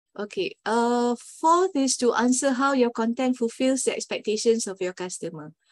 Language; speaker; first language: English; non-native, local second language; Malay